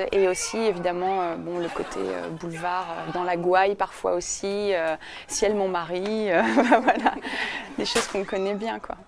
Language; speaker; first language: French; native; French